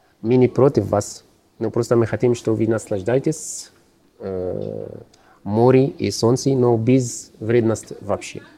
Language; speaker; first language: Russian; non-native, learner; Arabic